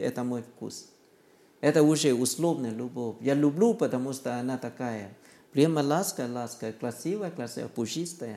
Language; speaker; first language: Russian; non-native, learner; Thai